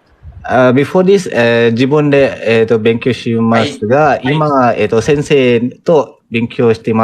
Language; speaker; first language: Japanese; non-native, learner; Malay